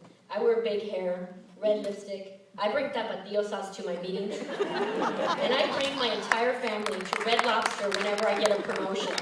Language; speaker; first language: English; early bilingual, other home language; Spanish